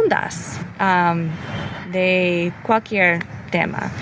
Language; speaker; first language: Spanish; early bilingual, heritage; English